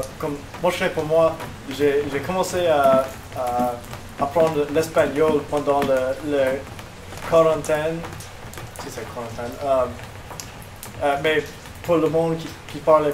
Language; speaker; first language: French; non-native, local second language; English